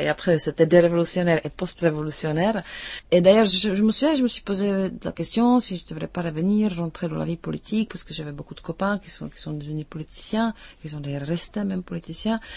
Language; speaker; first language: French; non-native, fluent; Czech